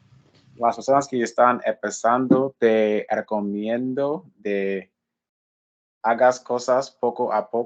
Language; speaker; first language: Spanish; non-native, learner; English